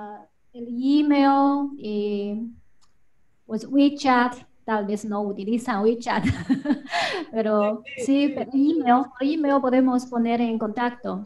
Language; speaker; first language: Spanish; non-native, fluent; Chinese